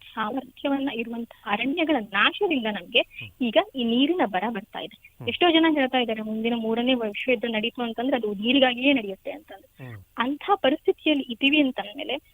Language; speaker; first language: Kannada; native; Kannada